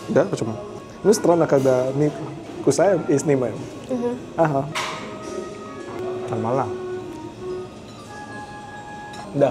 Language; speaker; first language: Russian; non-native, learner; Indonesian